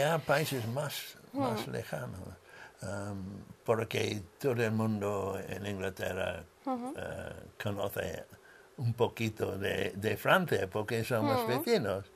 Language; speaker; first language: Spanish; non-native, fluent; English